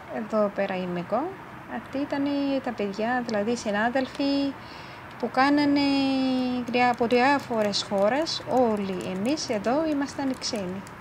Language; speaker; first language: Greek; non-native, fluent; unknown